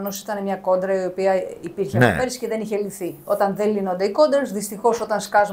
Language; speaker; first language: Greek; native; Greek